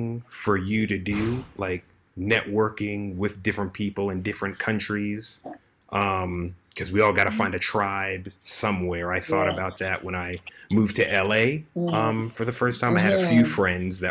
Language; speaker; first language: English; native; English